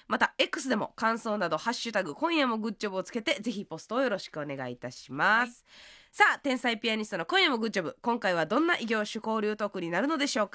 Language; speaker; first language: Japanese; native; Japanese